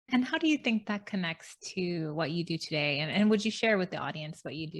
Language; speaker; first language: English; native; English